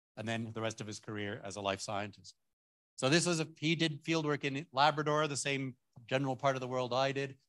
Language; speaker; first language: English; native; English